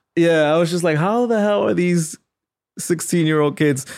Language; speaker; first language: English; native; English